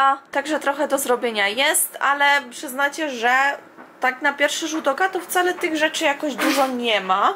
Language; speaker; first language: Polish; native; Polish